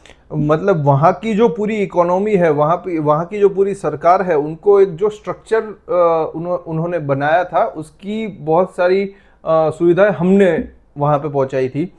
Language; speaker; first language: Hindi; non-native, local second language; Gujarati